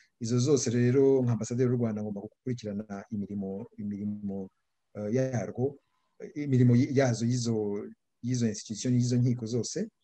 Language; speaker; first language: Kinyarwanda; native; Kinyarwanda